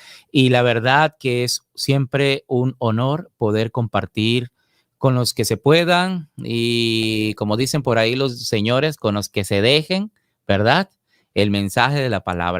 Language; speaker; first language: Spanish; native; Spanish